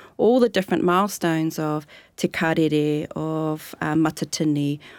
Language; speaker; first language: English; native; English